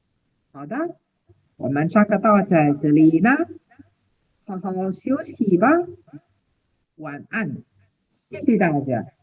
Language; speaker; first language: Chinese; non-native, learner; Indonesian